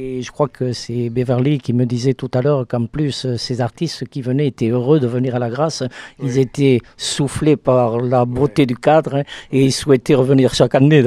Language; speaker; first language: French; native; French